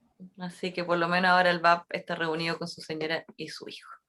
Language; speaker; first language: Spanish; native; Spanish